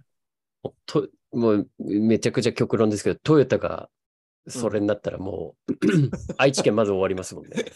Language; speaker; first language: Japanese; native; Japanese